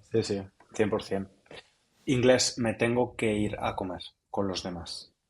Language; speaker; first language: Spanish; native; Spanish